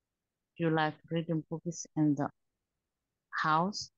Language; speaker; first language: English; non-native, learner; Somali